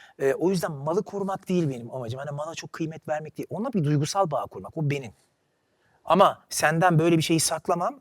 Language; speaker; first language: Turkish; native; Turkish